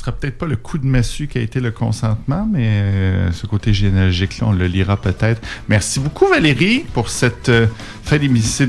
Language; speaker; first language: French; native; French